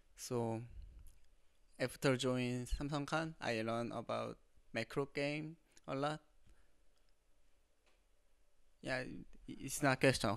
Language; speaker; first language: English; non-native, learner; Korean